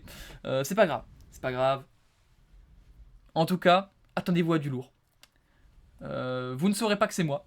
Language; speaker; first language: French; native; French